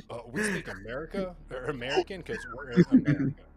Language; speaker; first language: English; native; English